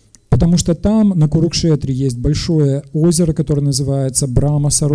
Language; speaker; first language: Russian; native; Russian